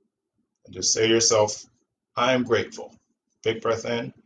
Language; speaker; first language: English; native; English